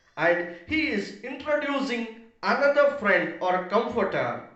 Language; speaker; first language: English; non-native, local second language; Telugu